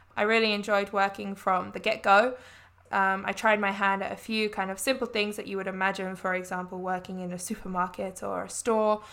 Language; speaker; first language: English; native; English